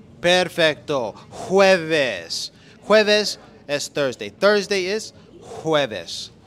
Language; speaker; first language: Spanish; non-native, learner; English